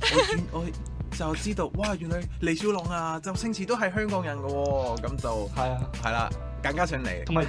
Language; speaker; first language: Cantonese; non-native, fluent; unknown